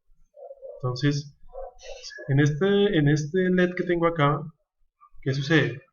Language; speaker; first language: Spanish; native; Spanish